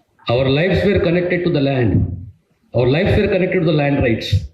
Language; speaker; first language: English; non-native, local second language; Telugu